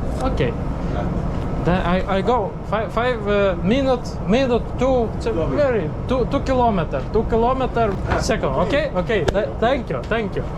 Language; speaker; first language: English; non-native, learner; Lithuanian